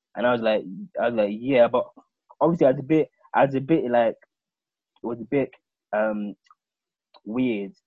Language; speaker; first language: English; native; English